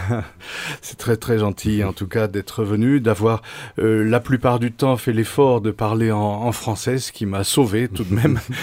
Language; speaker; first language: French; native; French